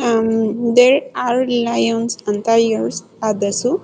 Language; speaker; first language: English; non-native, learner; Spanish